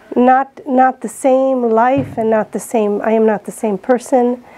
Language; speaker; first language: English; native; English